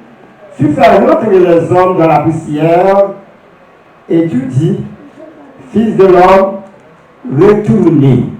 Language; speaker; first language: French; non-native, local second language; Haitian Creole